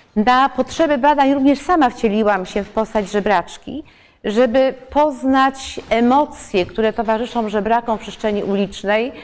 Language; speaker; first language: Polish; native; Polish